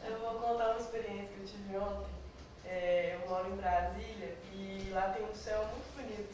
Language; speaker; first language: Portuguese; native; Portuguese